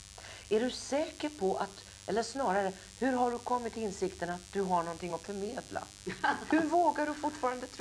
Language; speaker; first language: Swedish; native; Swedish